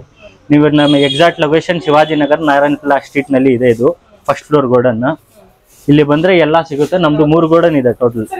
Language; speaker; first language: Kannada; non-native, local second language; Urdu